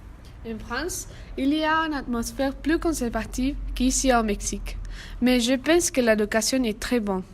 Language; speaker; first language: French; non-native, learner; Spanish